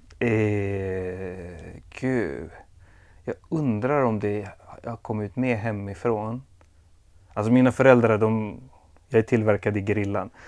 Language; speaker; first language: Swedish; early bilingual, other home language; Persian